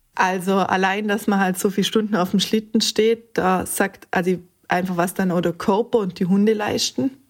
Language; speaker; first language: German; native; German